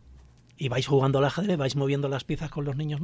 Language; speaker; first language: Spanish; native; Spanish